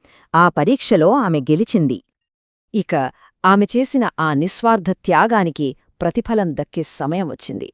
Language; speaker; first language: Telugu; native; Telugu